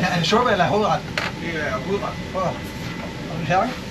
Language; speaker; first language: Danish; native; Danish